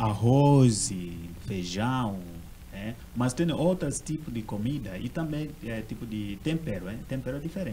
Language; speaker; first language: Portuguese; non-native, learner; Swahili